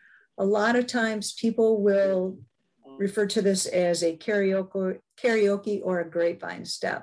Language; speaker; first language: English; native; English